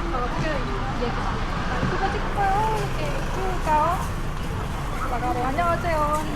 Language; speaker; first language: Korean; non-native, learner; Thai